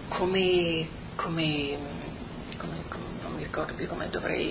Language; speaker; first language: Italian; native; Italian